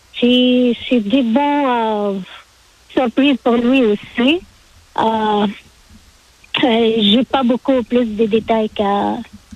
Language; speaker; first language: French; non-native, learner; Arabic